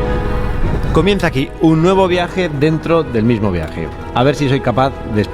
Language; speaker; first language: Spanish; native; Spanish